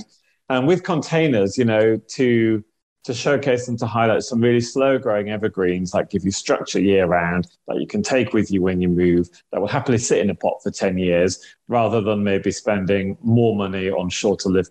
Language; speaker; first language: English; native; English